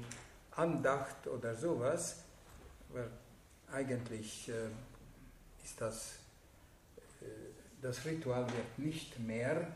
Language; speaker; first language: German; non-native, fluent; Hungarian